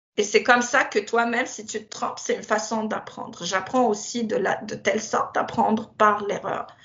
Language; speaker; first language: French; non-native, local second language; Berber languages